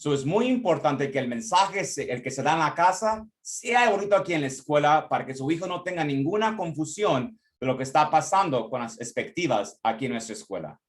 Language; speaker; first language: Spanish; early bilingual, heritage; Spanish